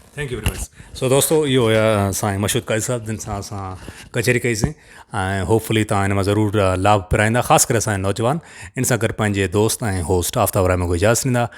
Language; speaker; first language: Sindhi; native; Sindhi